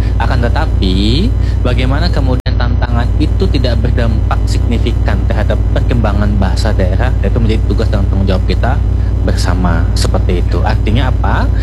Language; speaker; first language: Indonesian; non-native, local second language; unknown